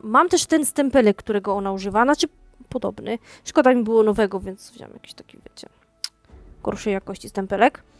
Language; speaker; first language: Polish; native; Polish